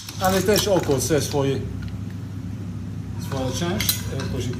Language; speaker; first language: Polish; non-native, learner; Italian